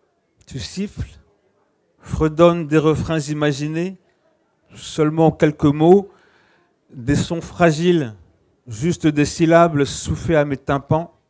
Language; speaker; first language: French; native; French